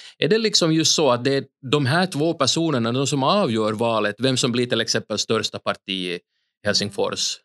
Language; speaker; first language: Swedish; native; Swedish